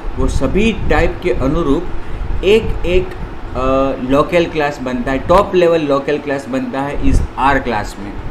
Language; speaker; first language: Hindi; non-native, local second language; Gujarati